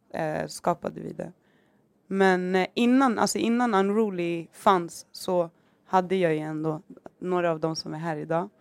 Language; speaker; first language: Swedish; early bilingual, other home language; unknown